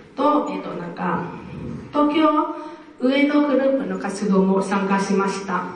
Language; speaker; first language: Japanese; non-native, fluent; Vietnamese